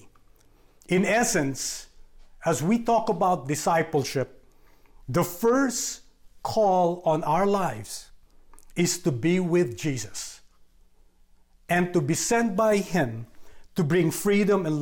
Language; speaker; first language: English; non-native, local second language; Filipino